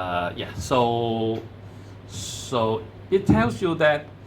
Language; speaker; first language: English; non-native, fluent; Chinese